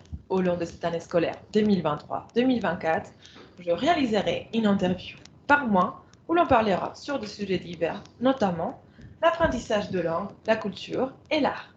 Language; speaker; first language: French; non-native, fluent; Spanish